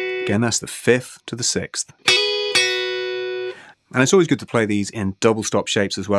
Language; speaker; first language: English; native; English